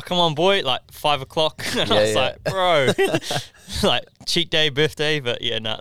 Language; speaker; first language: English; native; English